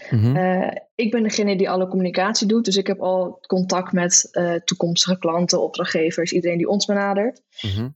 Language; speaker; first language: Dutch; native; Dutch